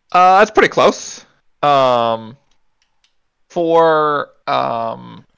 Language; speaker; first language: English; native; English